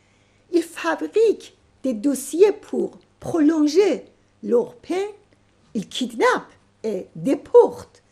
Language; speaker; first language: French; non-native, fluent; Persian